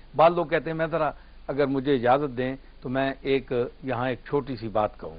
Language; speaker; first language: Urdu; non-native, local second language; Punjabi